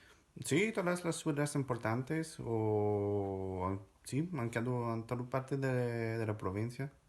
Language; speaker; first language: Spanish; non-native, fluent; French